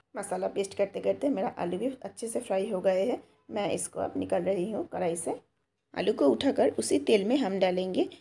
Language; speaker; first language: Hindi; non-native, local second language; Bangla